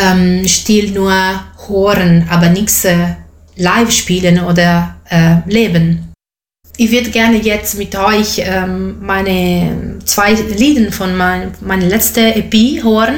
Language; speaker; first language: German; non-native, learner; Italian